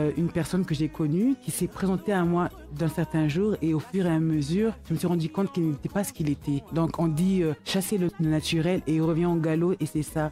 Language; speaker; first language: French; early bilingual, other home language; Lingala